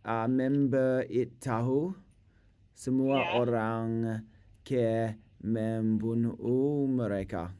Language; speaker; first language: Indonesian; non-native, learner; English